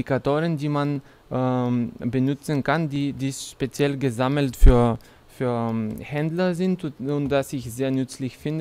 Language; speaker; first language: German; non-native, fluent; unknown